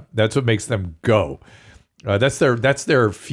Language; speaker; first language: English; native; English